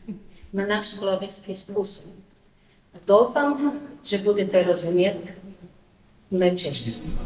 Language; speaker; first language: Czech; non-native, learner; Slovenian